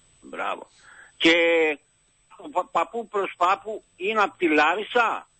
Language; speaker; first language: Greek; non-native, learner; Albanian